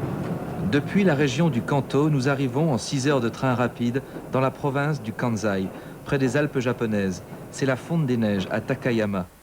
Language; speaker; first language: French; native; French